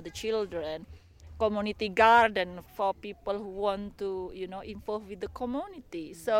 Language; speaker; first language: English; non-native, learner; Indonesian